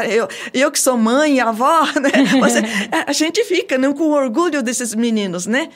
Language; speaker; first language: Portuguese; early bilingual, other home language; Japanese